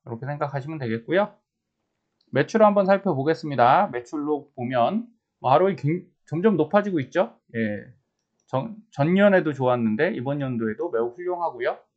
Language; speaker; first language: Korean; native; Korean